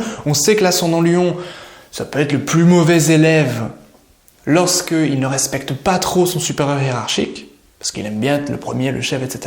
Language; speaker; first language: French; native; French